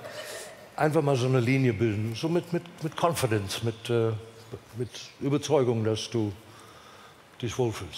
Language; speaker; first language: German; non-native, fluent; English